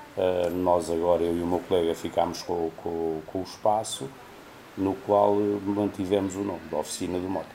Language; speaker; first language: Portuguese; native; Portuguese